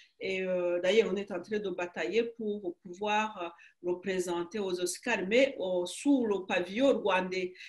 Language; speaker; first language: French; non-native, local second language; Kinyarwanda